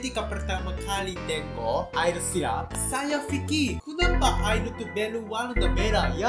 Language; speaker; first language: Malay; non-native, learner; Japanese